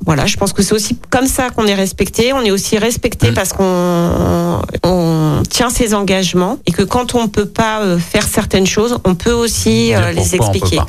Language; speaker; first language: French; native; French